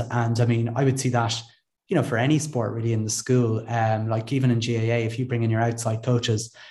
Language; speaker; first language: English; native; English